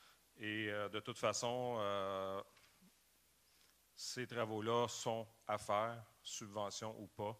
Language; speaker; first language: French; native; French